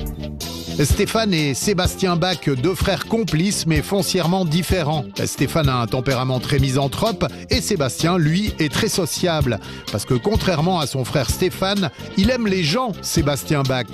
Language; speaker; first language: French; native; French